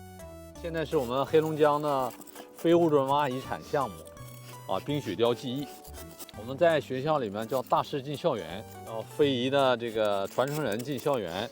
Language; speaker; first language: Chinese; native; Chinese